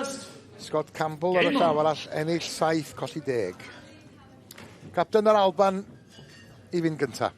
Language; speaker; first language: Welsh; native; Welsh